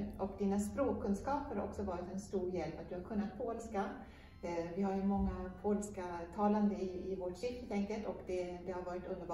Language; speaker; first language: Swedish; native; Swedish